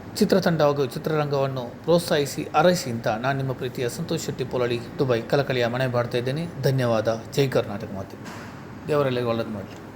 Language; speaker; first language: Kannada; non-native, local second language; Tulu